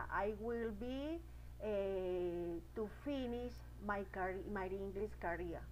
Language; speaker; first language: English; non-native, learner; Spanish